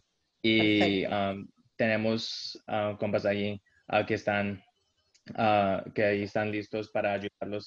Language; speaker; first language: Spanish; early bilingual, heritage; Spanish